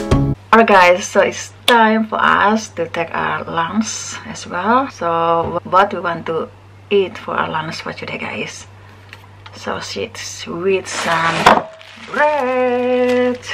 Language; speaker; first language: English; non-native, learner; Indonesian